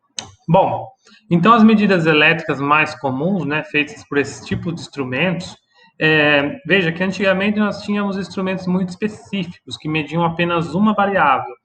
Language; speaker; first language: Portuguese; native; Portuguese